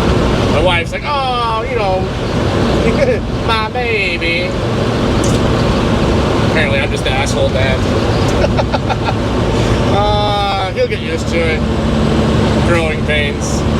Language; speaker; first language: English; native; English